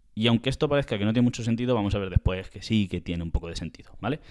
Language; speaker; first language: Spanish; native; Spanish